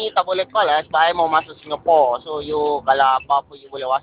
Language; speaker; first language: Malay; non-native, local second language; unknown